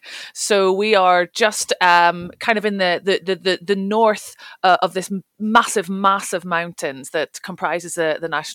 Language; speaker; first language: English; native; English